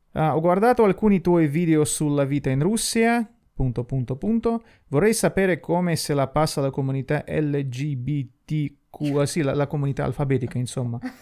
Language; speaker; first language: Italian; non-native, fluent; Russian